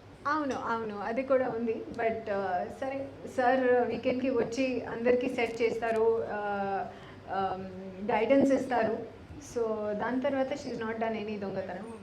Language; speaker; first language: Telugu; non-native, learner; Hindi